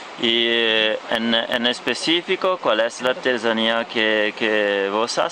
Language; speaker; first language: Spanish; non-native, fluent; Italian